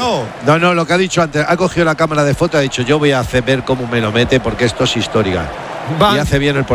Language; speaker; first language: Spanish; native; Spanish